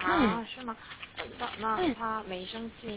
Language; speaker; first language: Chinese; non-native, learner; Korean